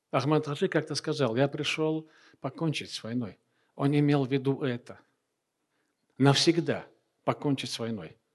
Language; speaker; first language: Russian; non-native, local second language; Chechen